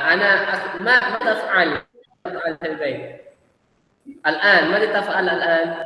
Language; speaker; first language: Arabic; non-native, fluent; Indonesian